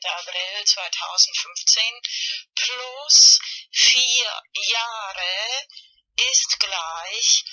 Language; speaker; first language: German; non-native, fluent; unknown